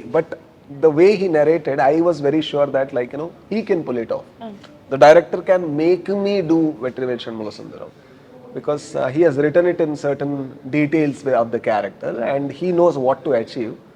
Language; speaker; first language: English; non-native, local second language; Kannada